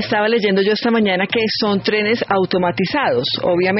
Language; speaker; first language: Spanish; native; Spanish